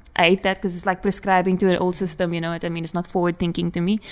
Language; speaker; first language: English; native; English